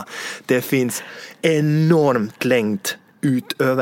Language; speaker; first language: Swedish; non-native, fluent; Estonian